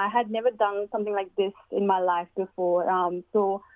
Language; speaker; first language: English; early bilingual, other home language; Hindi